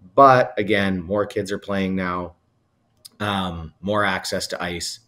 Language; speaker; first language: English; native; English